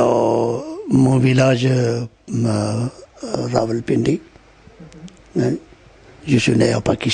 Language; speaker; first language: French; non-native, learner; Punjabi